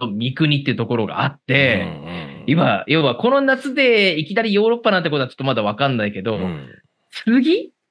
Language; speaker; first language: Japanese; native; Japanese